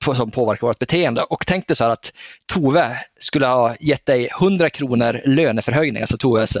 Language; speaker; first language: Swedish; native; Swedish